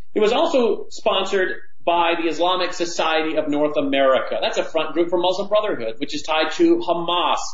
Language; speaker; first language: English; native; English